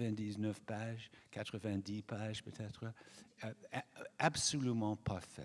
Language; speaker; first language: French; non-native, fluent; English